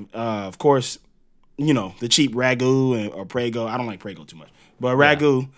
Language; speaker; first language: English; native; English